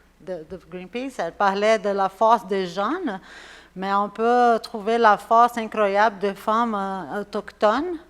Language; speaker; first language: French; non-native, fluent; Spanish